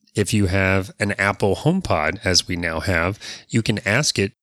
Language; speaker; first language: English; native; English